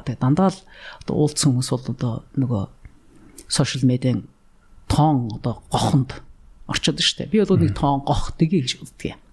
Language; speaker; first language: Mongolian; native; Mongolian